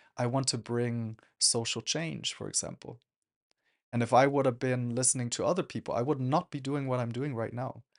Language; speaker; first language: English; non-native, fluent; German